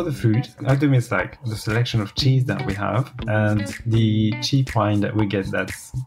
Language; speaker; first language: English; non-native, fluent; French